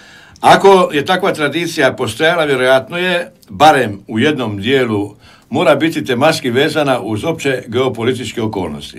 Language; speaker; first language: Croatian; native; Croatian